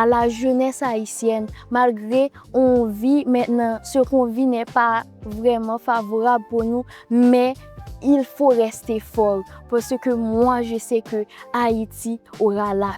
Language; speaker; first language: French; non-native, local second language; Haitian Creole